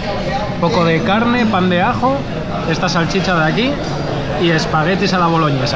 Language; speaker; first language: Spanish; native; Spanish